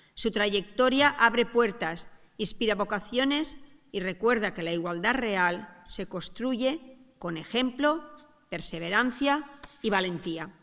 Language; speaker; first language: Spanish; non-native, local second language; Catalan